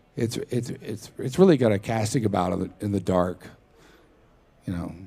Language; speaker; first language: English; native; English